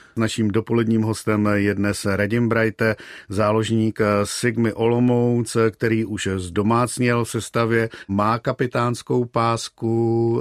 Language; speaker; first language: Czech; native; Czech